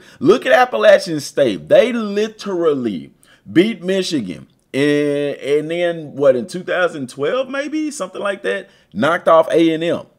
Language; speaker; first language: English; native; English